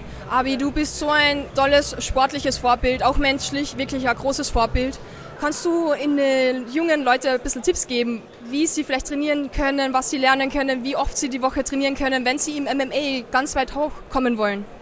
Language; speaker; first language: German; native; German